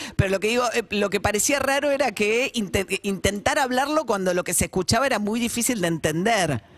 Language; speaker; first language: Spanish; native; Spanish